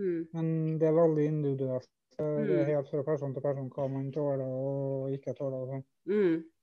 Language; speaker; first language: Norwegian; native; Norwegian